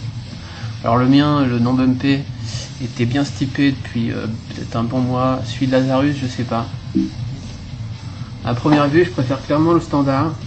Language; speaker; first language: French; native; French